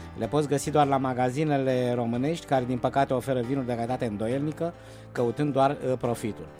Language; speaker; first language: Romanian; native; Romanian